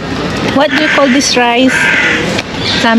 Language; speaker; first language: English; non-native, learner; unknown